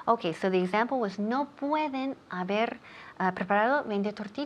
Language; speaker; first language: Spanish; non-native, fluent; English